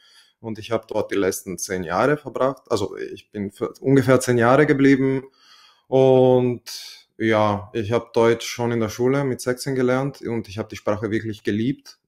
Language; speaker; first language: German; non-native, fluent; Italian